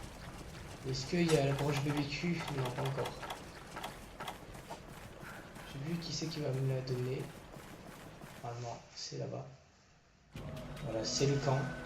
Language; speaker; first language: French; native; French